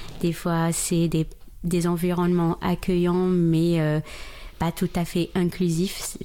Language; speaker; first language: French; non-native, local second language; Arabic